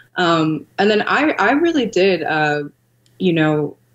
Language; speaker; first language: English; native; English